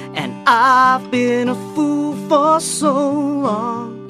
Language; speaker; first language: English; native; English